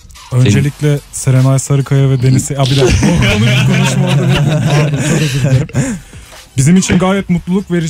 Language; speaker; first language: Turkish; native; Turkish